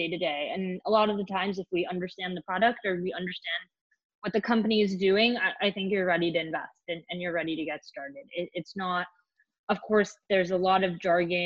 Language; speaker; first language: English; native; English